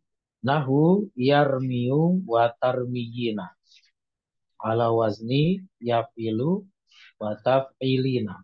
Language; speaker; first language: Arabic; non-native, fluent; Indonesian